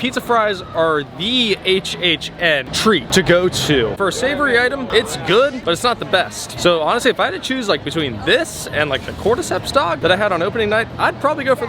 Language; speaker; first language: English; native; English